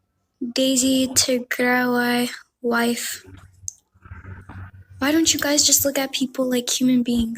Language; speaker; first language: English; early bilingual, heritage; Amharic